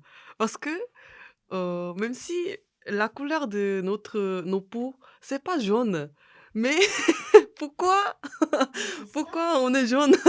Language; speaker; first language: French; non-native, fluent; Korean